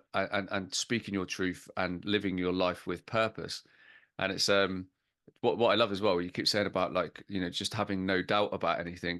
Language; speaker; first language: English; native; English